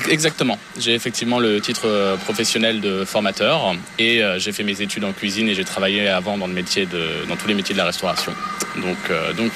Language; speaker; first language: French; native; French